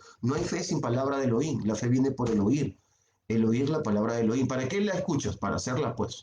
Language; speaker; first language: Spanish; native; Spanish